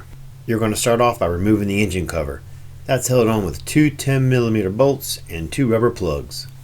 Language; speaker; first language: English; native; English